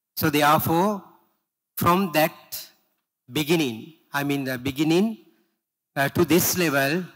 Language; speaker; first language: English; non-native, local second language; Sinhala